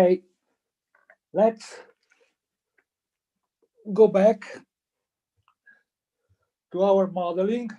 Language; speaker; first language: English; non-native, fluent; Italian